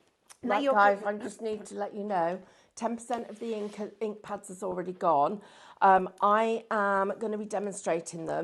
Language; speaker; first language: English; native; English